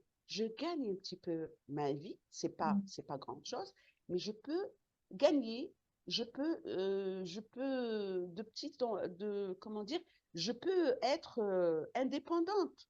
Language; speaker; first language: French; non-native, local second language; Arabic